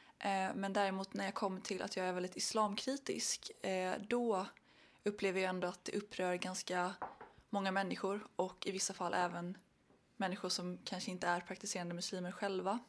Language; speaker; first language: Swedish; early bilingual, other home language; Arabic